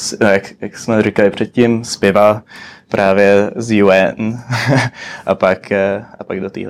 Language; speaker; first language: Czech; early bilingual, heritage; Czech